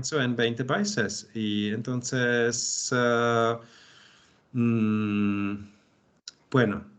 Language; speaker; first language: Spanish; non-native, learner; Czech